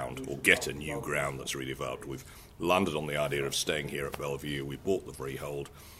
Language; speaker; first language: English; native; English